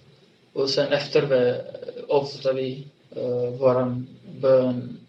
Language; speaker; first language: Swedish; non-native, fluent; Tigrinya